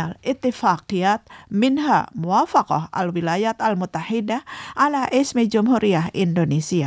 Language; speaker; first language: Arabic; non-native, fluent; Indonesian